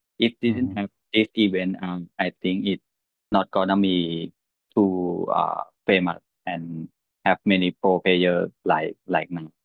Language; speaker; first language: English; non-native, learner; Thai